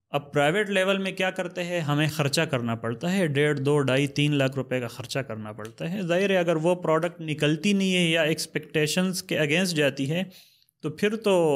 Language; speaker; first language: Urdu; non-native, local second language; Pashto